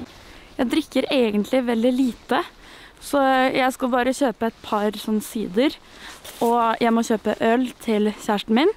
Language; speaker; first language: Norwegian; non-native, fluent; French